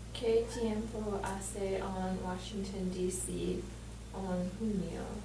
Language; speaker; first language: Spanish; non-native, learner; English